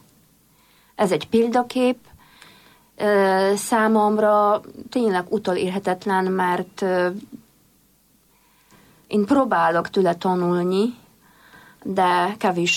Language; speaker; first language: Hungarian; non-native, fluent; Polish